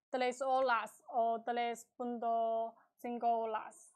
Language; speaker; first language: Spanish; non-native, learner; Chinese